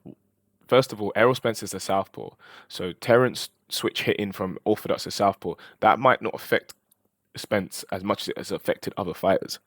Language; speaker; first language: English; native; English